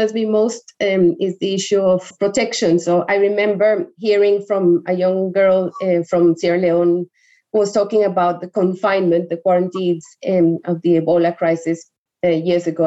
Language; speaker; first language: English; non-native, fluent; Spanish